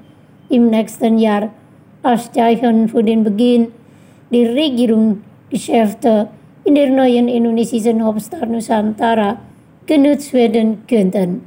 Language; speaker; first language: German; non-native, fluent; Indonesian